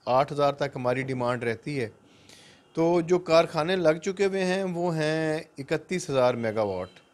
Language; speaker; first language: Urdu; non-native, local second language; Punjabi